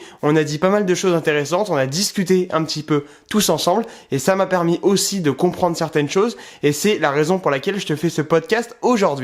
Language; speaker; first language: French; native; French